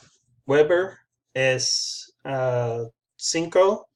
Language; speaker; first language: Spanish; non-native, learner; English